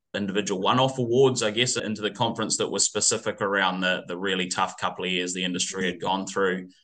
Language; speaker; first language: English; native; English